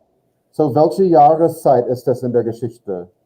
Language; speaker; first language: German; non-native, fluent; English